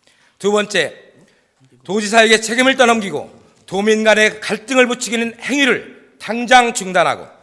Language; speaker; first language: Korean; native; Korean